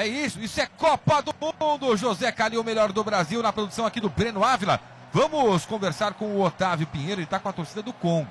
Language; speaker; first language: Portuguese; native; Portuguese